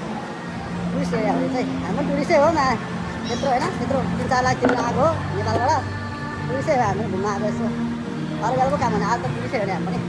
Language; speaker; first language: Nepali; native; Nepali